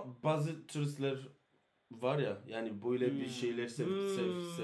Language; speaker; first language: Turkish; non-native, learner; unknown